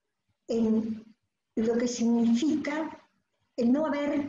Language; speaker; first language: Spanish; native; Spanish